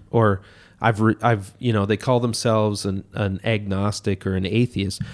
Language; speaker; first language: English; native; English